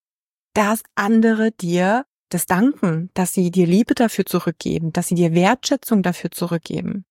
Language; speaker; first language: German; native; German